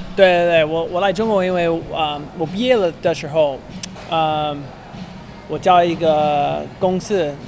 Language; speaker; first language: Chinese; non-native, learner; English